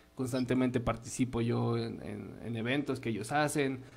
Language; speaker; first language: Spanish; native; Spanish